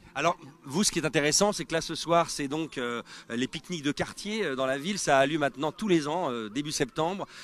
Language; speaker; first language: French; native; French